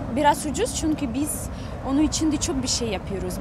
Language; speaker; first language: Turkish; non-native, learner; Russian